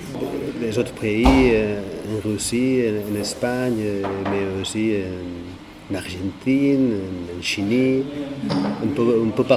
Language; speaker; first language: French; non-native, fluent; Catalan